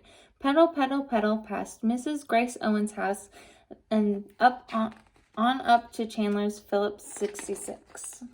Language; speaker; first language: English; native; English